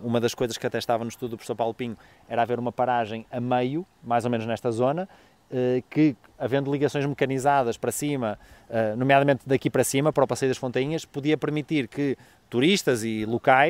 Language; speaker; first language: Portuguese; native; Portuguese